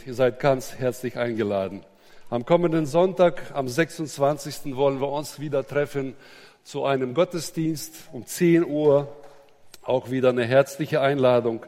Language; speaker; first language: German; native; German